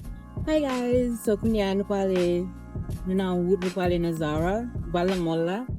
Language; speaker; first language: Haitian Creole; early bilingual, heritage; Haitian Creole